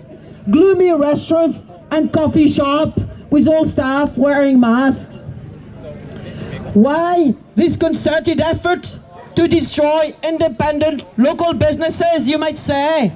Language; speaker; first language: English; non-native, fluent; French